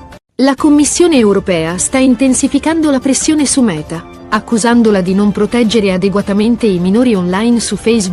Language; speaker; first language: Italian; native; Italian